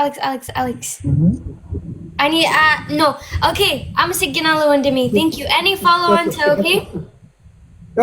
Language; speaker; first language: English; non-native, learner; Amharic